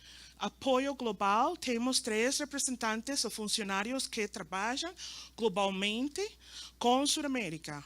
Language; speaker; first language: Portuguese; non-native, learner; Spanish